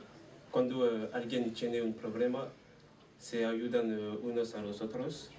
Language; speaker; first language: Spanish; non-native, learner; French